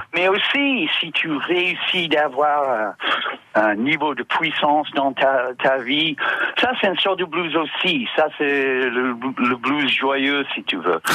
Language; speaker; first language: French; non-native, learner; English